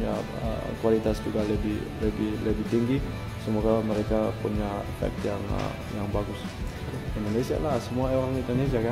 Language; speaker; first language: Indonesian; early bilingual, heritage; Dutch